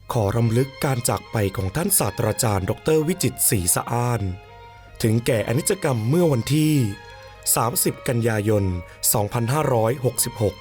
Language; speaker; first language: Thai; native; Thai